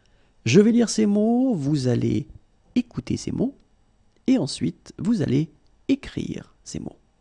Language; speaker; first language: French; native; French